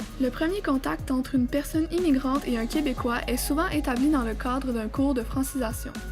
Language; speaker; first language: French; native; French